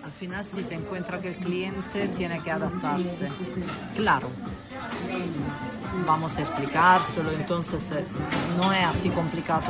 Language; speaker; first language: Spanish; non-native, fluent; Italian